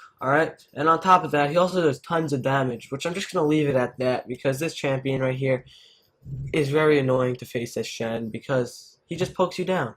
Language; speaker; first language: English; native; English